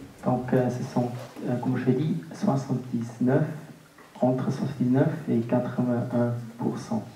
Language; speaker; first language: French; non-native, local second language; German